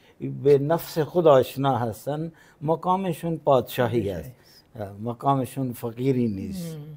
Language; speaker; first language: Persian; non-native, fluent; Punjabi